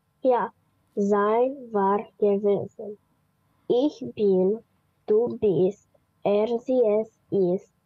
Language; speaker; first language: German; non-native, learner; Romanian